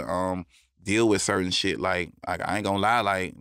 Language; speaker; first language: English; native; English